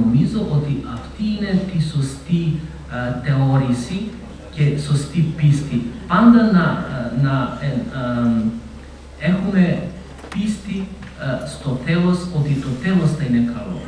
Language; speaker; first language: Greek; non-native, fluent; Macedonian